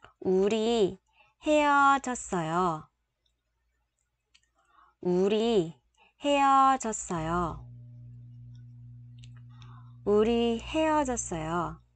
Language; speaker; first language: Korean; non-native, fluent; Vietnamese